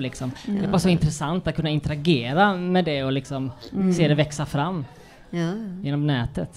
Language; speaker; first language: Swedish; native; Swedish